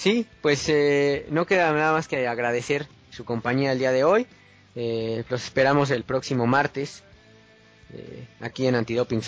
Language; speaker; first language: Spanish; native; Spanish